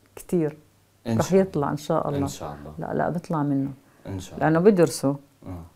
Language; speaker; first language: Arabic; native; Arabic